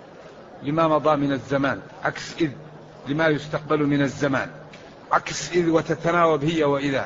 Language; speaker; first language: Arabic; native; Arabic